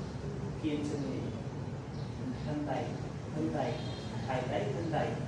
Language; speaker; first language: Vietnamese; non-native, learner; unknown